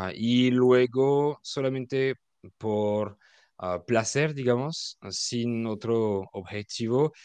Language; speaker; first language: Spanish; non-native, fluent; French